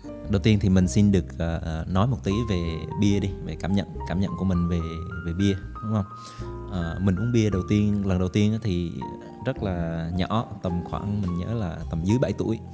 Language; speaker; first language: Vietnamese; native; Vietnamese